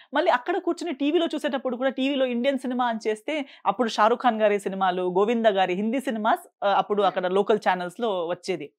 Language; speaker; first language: Telugu; non-native, fluent; Konkani